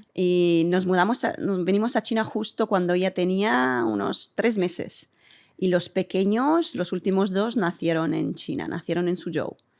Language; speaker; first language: Spanish; early bilingual, heritage; Italian